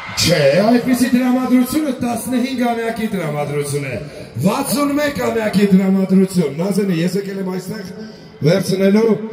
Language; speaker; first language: Armenian; native; Armenian